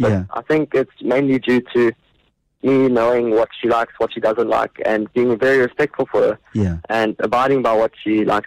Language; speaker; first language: English; native; English